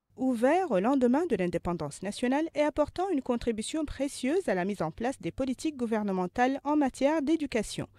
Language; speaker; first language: French; non-native, local second language; Arabic